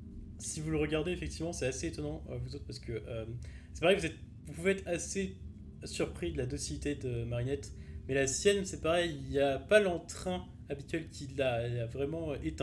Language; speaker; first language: French; native; French